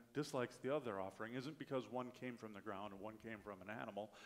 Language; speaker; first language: English; native; English